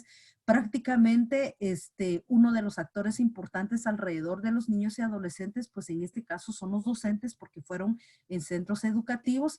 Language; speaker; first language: Spanish; native; Spanish